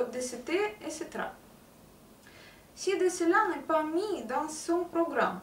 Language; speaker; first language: French; non-native, learner; Russian